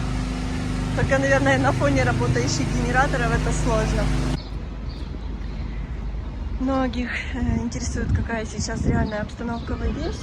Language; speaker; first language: Russian; native; Russian